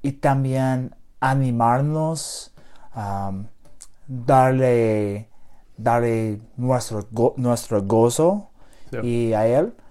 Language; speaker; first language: Spanish; non-native, learner; English